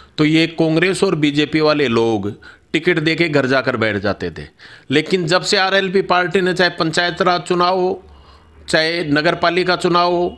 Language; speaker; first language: Hindi; native; Hindi